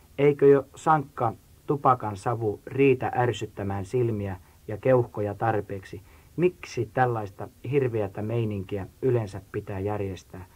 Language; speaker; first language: Finnish; native; Finnish